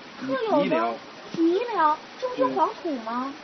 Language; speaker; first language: Chinese; native; Chinese